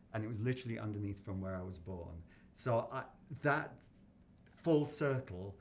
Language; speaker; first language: English; native; English